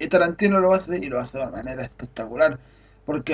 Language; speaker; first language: Spanish; native; Spanish